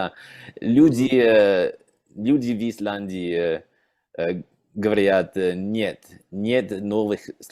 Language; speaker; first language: Russian; non-native, learner; English